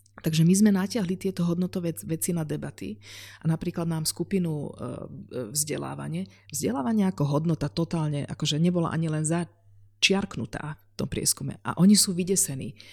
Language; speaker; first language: Slovak; non-native, local second language; Hungarian